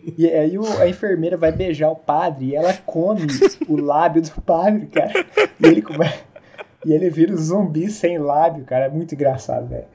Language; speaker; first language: Portuguese; native; Portuguese